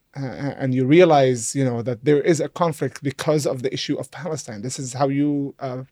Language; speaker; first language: English; non-native, fluent; Arabic